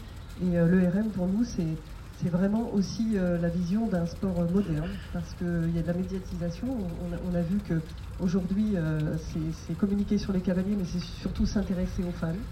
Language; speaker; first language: French; native; French